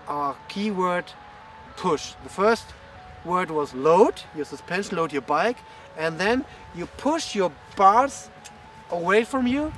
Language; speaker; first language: English; non-native, fluent; German